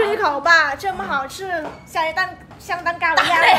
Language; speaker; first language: Chinese; non-native, fluent; Vietnamese